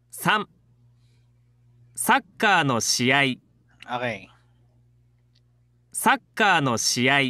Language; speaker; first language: Japanese; non-native, learner; Filipino